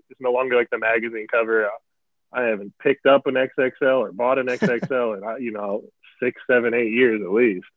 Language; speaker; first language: English; native; English